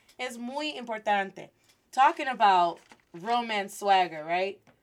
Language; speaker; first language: Spanish; non-native, fluent; English